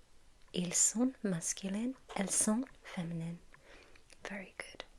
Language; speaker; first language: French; non-native, learner; English